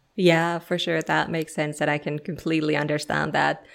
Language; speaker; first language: English; non-native, fluent; Finnish